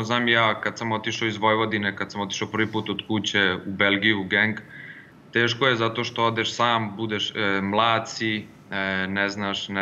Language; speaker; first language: Serbian; early bilingual, other home language; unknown